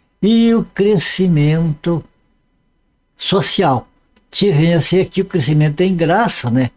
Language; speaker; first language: Portuguese; native; Portuguese